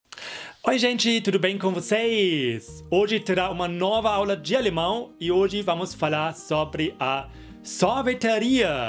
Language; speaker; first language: Portuguese; non-native, fluent; German